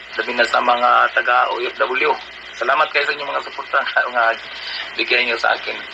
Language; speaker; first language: Filipino; non-native, local second language; Cebuano